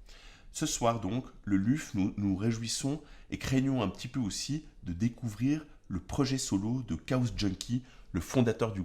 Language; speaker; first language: French; native; French